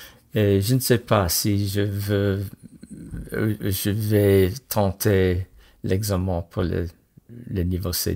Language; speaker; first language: French; non-native, fluent; English